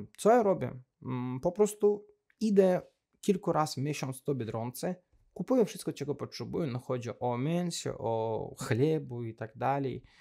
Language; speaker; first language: Polish; non-native, learner; Azerbaijani